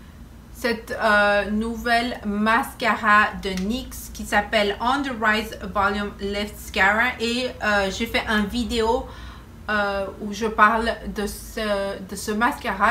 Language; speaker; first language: French; non-native, fluent; Spanish